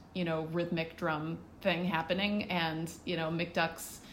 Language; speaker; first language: English; native; English